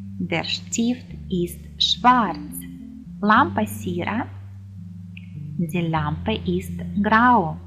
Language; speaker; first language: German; non-native, fluent; Ukrainian